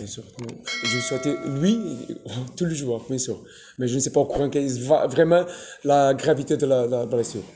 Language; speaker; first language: French; non-native, fluent; Portuguese